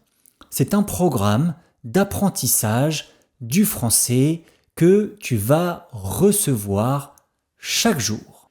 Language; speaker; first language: French; native; French